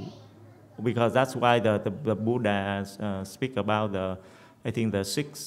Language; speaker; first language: English; non-native, fluent; Vietnamese